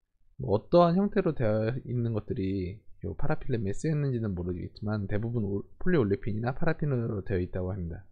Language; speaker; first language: Korean; native; Korean